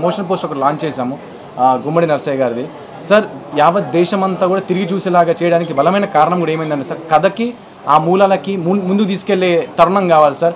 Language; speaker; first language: Telugu; native; Telugu